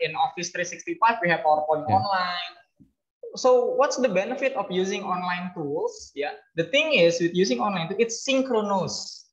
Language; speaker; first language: English; non-native, fluent; Indonesian